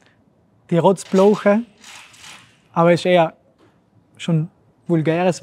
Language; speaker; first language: German; native; German